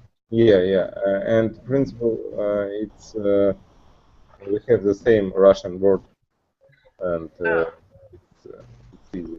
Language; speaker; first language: English; non-native, learner; Russian